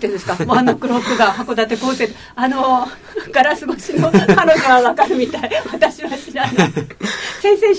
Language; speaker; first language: Japanese; native; Japanese